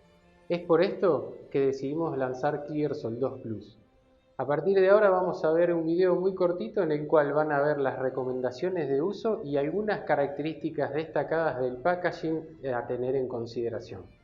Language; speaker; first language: Spanish; native; Spanish